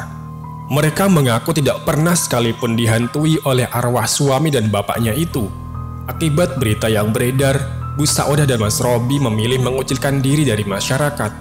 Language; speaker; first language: Indonesian; native; Indonesian